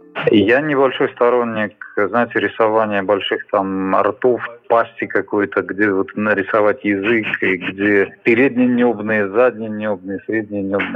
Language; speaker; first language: Russian; native; Russian